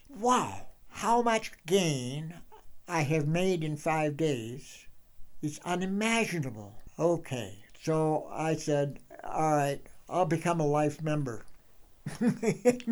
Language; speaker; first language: English; native; English